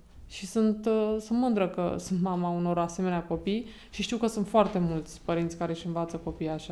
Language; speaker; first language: Romanian; native; Romanian